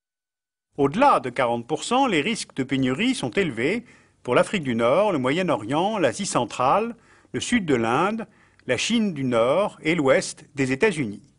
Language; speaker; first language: French; native; French